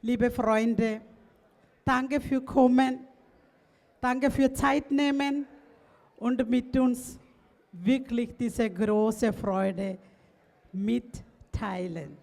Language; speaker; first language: German; non-native, fluent; Malayalam